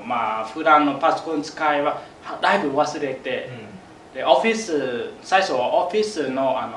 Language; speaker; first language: Japanese; non-native, learner; Vietnamese